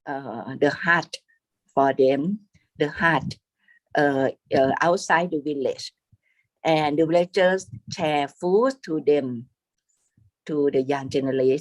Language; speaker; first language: English; non-native, fluent; Thai